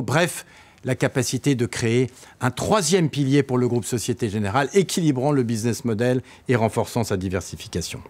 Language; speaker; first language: French; native; French